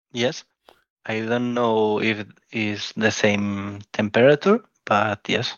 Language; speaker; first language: English; non-native, learner; Spanish